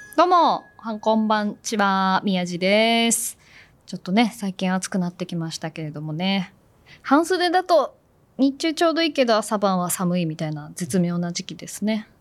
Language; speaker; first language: Japanese; native; Japanese